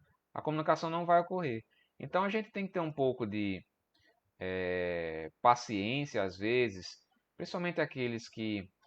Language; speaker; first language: Portuguese; native; Portuguese